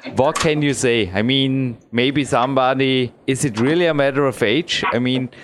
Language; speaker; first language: English; non-native, fluent; German